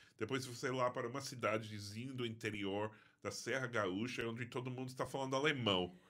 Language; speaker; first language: Portuguese; non-native, fluent; English